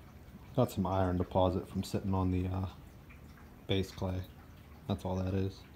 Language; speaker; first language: English; native; English